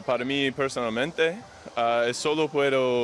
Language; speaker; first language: Spanish; non-native, fluent; English